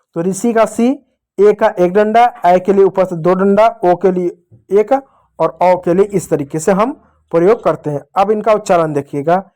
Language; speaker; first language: Hindi; native; Hindi